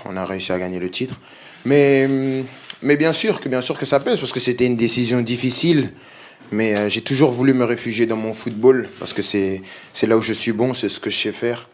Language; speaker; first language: French; native; French